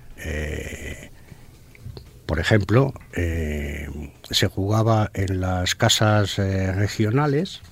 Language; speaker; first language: Spanish; native; Spanish